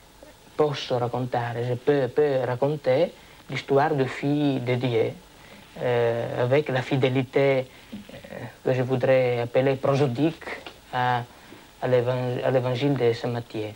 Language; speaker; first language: French; non-native, fluent; Italian